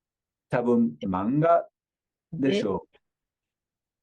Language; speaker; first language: Japanese; non-native, learner; English